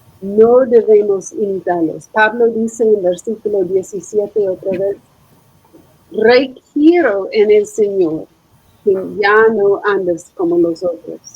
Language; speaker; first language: Spanish; non-native, fluent; English